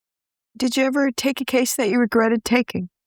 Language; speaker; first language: English; native; English